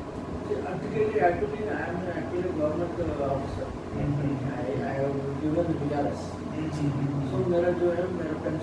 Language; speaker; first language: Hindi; non-native, local second language; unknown